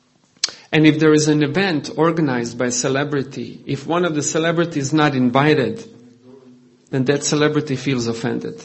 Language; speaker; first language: English; non-native, fluent; Croatian